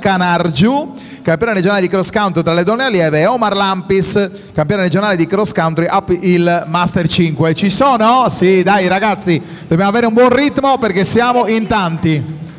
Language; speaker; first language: Italian; native; Italian